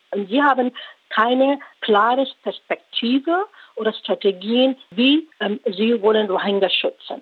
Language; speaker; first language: German; non-native, learner; Rohingya